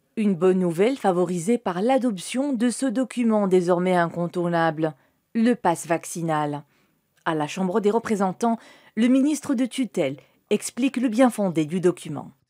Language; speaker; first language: French; non-native, local second language; Arabic